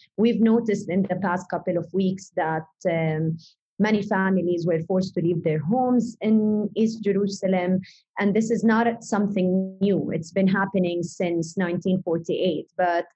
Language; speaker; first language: English; early bilingual, other home language; Arabic